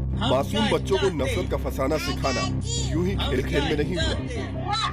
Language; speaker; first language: Hindi; native; Hindi